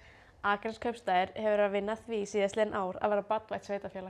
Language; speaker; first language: Icelandic; native; Icelandic